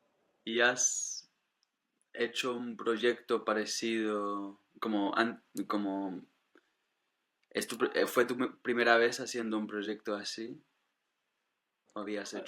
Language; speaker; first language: Spanish; non-native, fluent; English